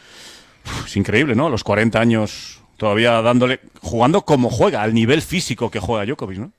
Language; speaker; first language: Spanish; native; Spanish